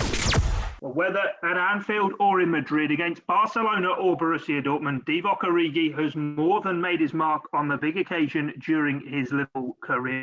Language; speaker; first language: English; native; English